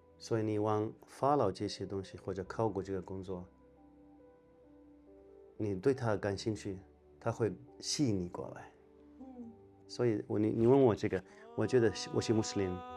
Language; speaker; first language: Chinese; non-native, fluent; Arabic